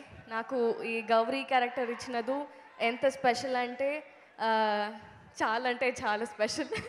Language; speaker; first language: Telugu; non-native, learner; Tamil